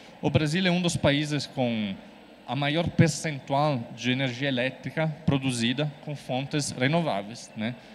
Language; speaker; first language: Portuguese; non-native, fluent; Italian